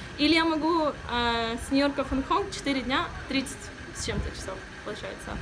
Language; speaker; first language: Russian; early bilingual, heritage; Russian